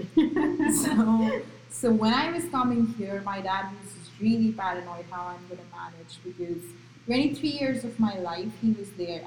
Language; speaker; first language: English; non-native, local second language; Marathi